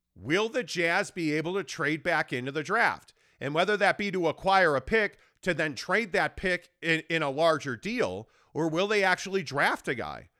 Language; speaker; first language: English; native; English